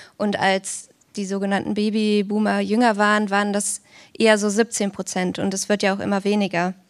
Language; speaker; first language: German; native; German